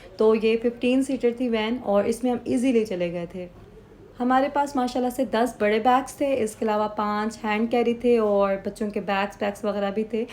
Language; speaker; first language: Urdu; native; Urdu